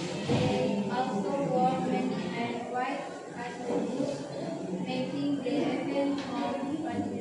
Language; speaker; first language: English; non-native, learner; Indonesian